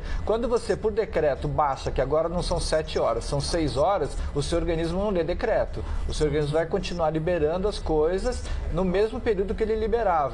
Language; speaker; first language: Portuguese; native; Portuguese